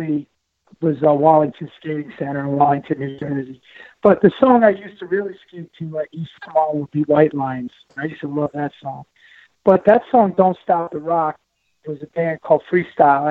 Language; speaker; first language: English; native; English